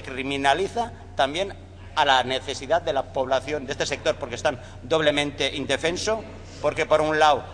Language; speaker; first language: Spanish; native; Spanish